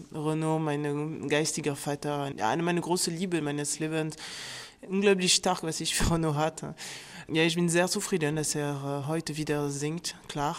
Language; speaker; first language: German; non-native, fluent; French